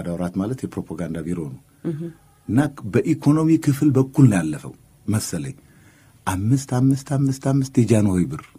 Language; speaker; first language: Amharic; non-native, local second language; Tigrinya